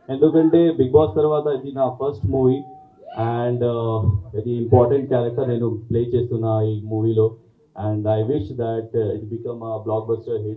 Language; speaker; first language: Telugu; non-native, learner; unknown